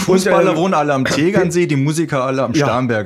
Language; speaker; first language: German; native; German